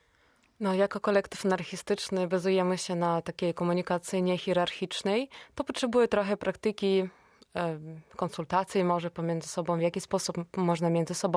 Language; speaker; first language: Polish; non-native, fluent; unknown